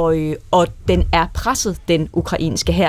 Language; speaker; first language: Danish; native; Danish